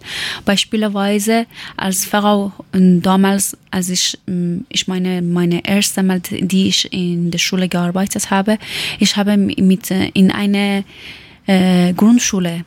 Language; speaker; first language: German; non-native, learner; Persian